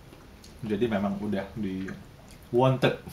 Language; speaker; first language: Indonesian; native; Indonesian